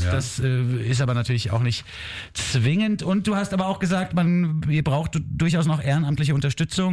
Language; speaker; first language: German; native; German